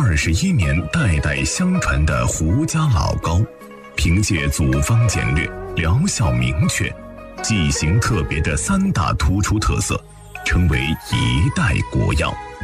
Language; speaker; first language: Chinese; native; Chinese